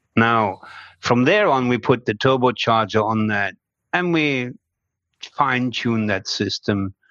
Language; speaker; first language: English; non-native, fluent; German